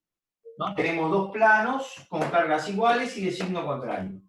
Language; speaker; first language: Spanish; native; Spanish